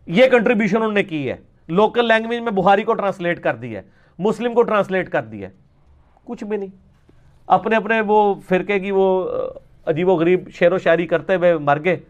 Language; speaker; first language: Urdu; non-native, local second language; Punjabi